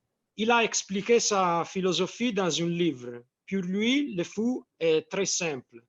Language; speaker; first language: French; non-native, fluent; Italian